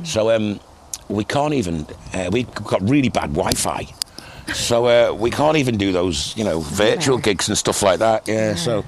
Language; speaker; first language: English; native; English